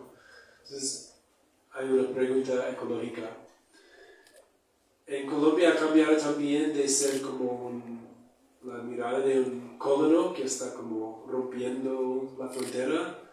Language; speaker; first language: Spanish; non-native, fluent; English